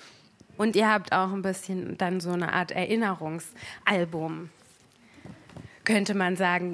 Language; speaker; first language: German; native; German